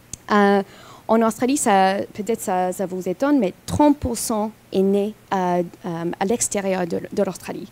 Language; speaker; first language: French; non-native, fluent; English